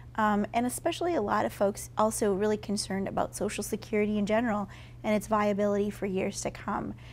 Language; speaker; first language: English; native; English